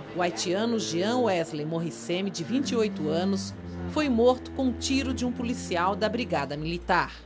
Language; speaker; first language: Portuguese; native; Portuguese